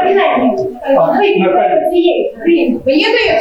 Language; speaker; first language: Russian; native; Russian